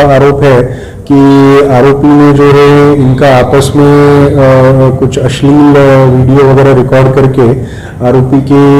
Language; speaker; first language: Hindi; non-native, local second language; Marathi